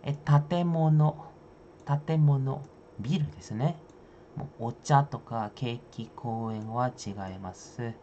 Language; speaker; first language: Japanese; non-native, fluent; Indonesian